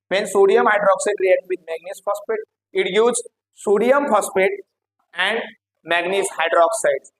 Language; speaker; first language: English; non-native, local second language; Marathi